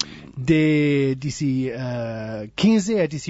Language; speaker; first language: Spanish; non-native, learner; English